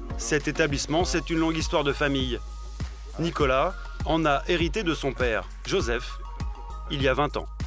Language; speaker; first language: French; native; French